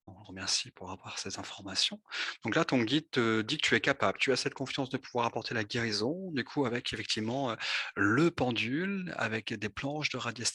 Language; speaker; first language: French; native; French